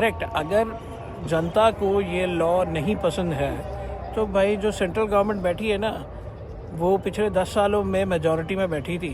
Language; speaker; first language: Hindi; non-native, local second language; Malayalam